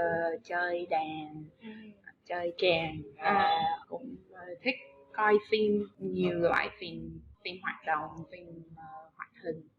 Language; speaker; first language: Vietnamese; non-native, fluent; English